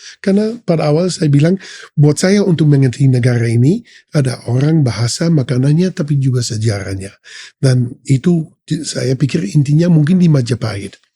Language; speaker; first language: Indonesian; non-native, fluent; Dutch